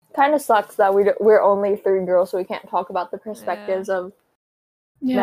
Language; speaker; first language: English; non-native, local second language; Filipino